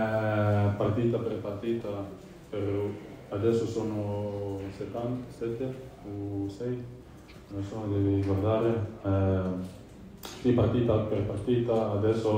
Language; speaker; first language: Italian; non-native, learner; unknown